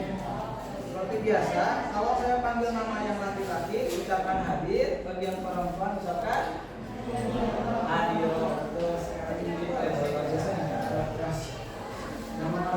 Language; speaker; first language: Malay; native; Malay